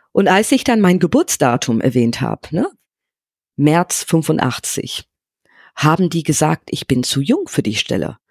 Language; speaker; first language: German; non-native, fluent; English